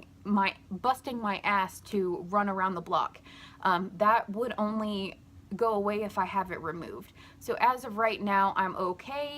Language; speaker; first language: English; native; English